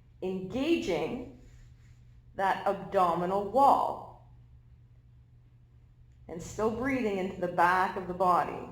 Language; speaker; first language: English; native; English